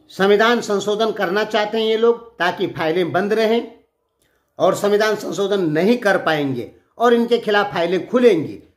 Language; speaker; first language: Hindi; native; Hindi